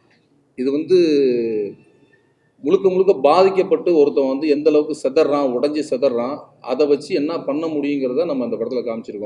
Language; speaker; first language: Tamil; native; Tamil